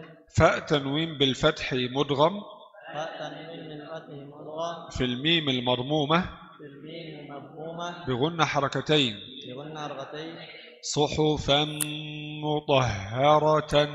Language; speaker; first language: Arabic; non-native, fluent; Indonesian